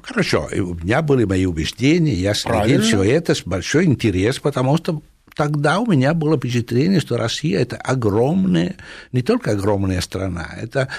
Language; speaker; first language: Russian; non-native, fluent; Italian